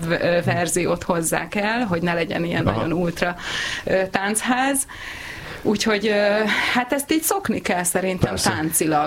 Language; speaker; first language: Hungarian; native; Hungarian